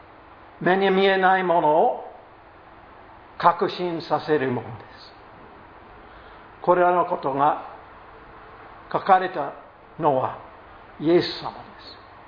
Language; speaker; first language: Japanese; non-native, fluent; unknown